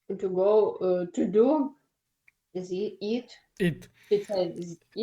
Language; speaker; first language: English; non-native, learner; Ukrainian